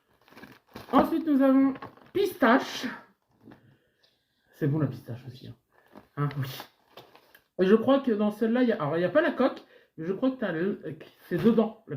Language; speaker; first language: French; native; French